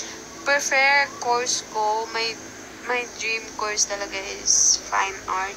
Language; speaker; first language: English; non-native, local second language; Filipino